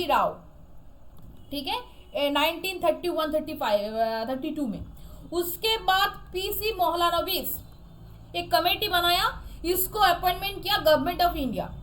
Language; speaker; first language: Hindi; non-native, local second language; Bangla